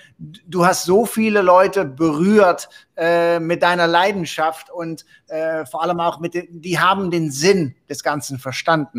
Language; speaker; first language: German; native; German